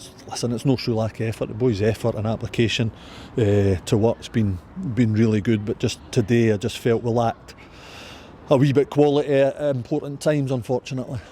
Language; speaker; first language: English; native; English